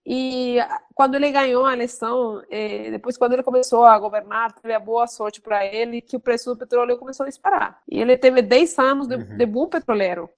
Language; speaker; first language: Portuguese; non-native, fluent; Spanish